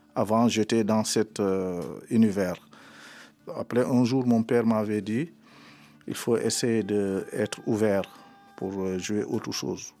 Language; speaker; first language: French; non-native, local second language; Mandingo